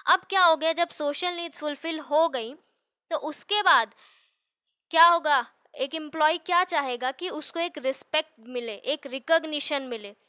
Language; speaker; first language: Hindi; native; Hindi